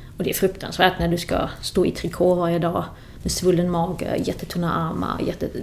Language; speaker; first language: Swedish; non-native, fluent; German